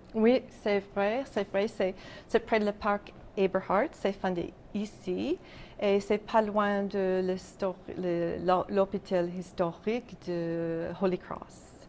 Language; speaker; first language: French; non-native, local second language; English